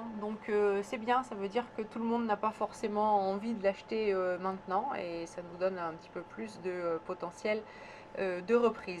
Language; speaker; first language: French; native; French